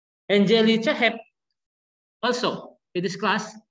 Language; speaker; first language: English; non-native, learner; Indonesian